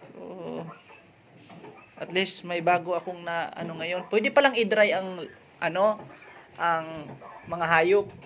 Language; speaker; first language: Filipino; non-native, local second language; Masbatenyo